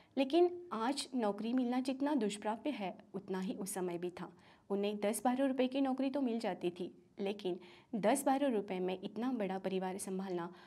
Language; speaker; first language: Hindi; non-native, local second language; Marathi